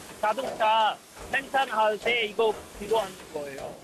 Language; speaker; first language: Korean; non-native, learner; Urdu